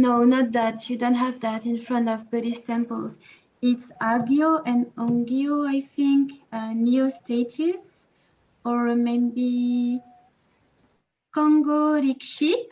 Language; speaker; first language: English; non-native, learner; French